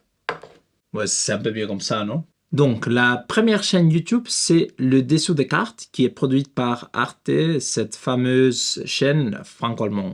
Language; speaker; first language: French; non-native, learner; Spanish